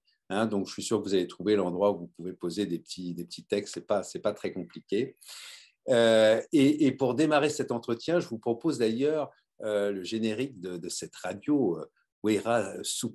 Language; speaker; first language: French; native; French